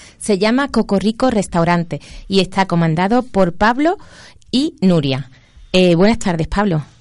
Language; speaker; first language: Spanish; native; Spanish